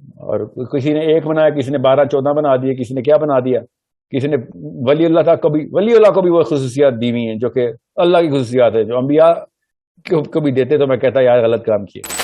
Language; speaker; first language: Urdu; early bilingual, heritage; Urdu